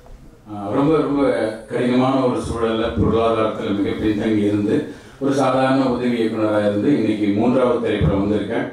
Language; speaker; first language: Tamil; native; Tamil